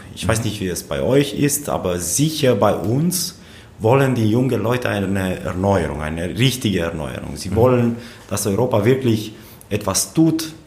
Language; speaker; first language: German; non-native, fluent; Romanian